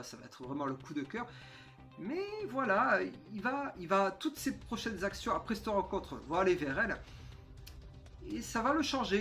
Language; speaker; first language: French; native; French